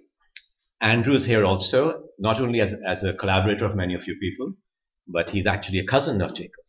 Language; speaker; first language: English; native; English